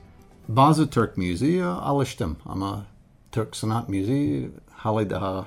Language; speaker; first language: Turkish; non-native, learner; English